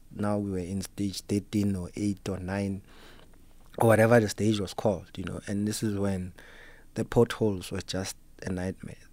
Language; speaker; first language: English; non-native, local second language; Southern Sotho